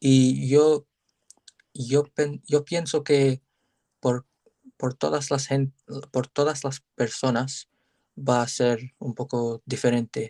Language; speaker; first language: Spanish; non-native, learner; English